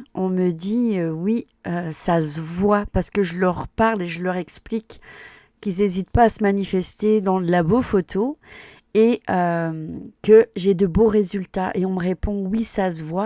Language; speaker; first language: French; native; French